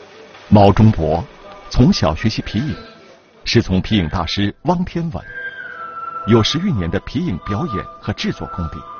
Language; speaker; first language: Chinese; native; Chinese